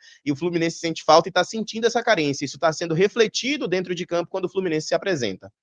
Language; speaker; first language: Portuguese; native; Portuguese